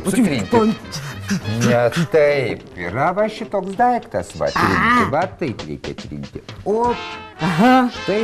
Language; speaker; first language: Lithuanian; native; Lithuanian